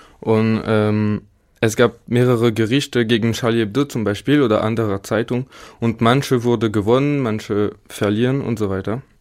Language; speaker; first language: German; non-native, learner; French